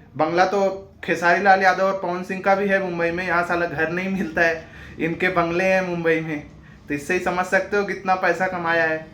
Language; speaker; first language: Hindi; native; Hindi